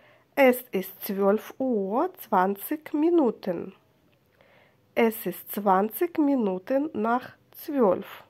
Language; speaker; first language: German; non-native, fluent; Russian